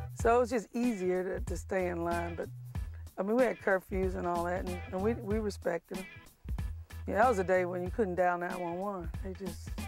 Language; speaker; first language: English; native; English